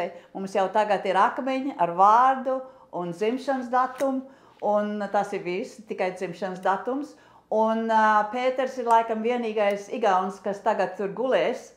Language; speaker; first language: Latvian; early bilingual, heritage; English